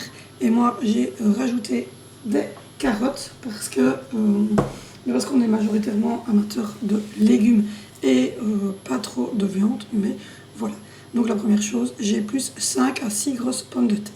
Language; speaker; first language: French; native; French